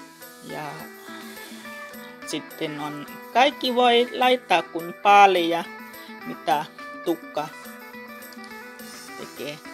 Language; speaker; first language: Finnish; non-native, learner; Northeastern Thai